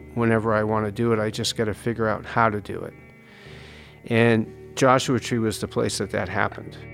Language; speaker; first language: English; native; English